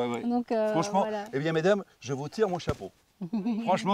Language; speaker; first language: French; native; French